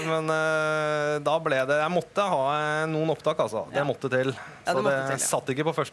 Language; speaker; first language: Norwegian; native; Norwegian